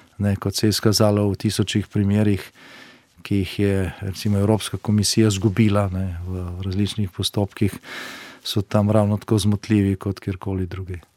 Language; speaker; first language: Slovenian; native; Slovenian